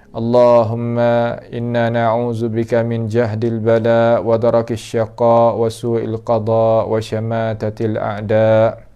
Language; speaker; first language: Arabic; non-native, fluent; Malay